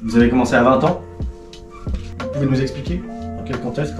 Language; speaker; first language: French; native; French